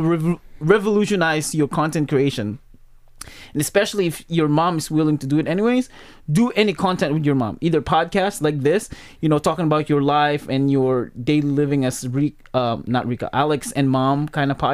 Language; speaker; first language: English; non-native, local second language; Pampanga